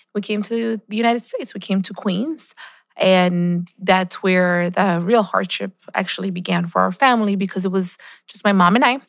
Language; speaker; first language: English; early bilingual, other home language; Spanish